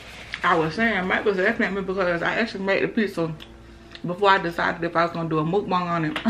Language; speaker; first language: English; native; English